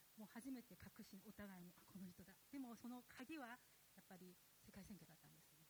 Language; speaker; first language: Japanese; non-native, fluent; Korean